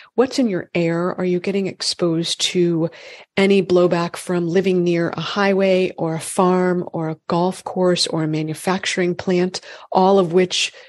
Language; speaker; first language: English; native; English